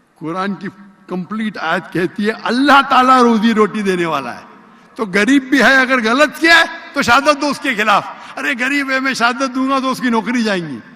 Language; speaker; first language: Urdu; non-native, local second language; Konkani